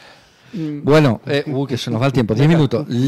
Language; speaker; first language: Spanish; native; Spanish